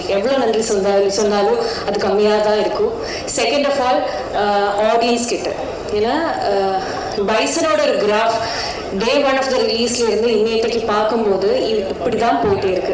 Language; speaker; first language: Tamil; non-native, fluent; Malayalam